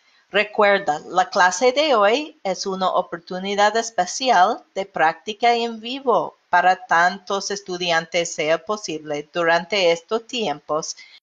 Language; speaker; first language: Spanish; non-native, learner; English